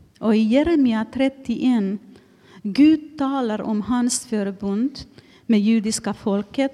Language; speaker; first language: Swedish; non-native, fluent; Finnish